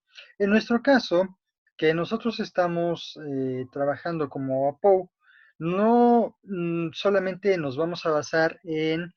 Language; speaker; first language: Spanish; native; Spanish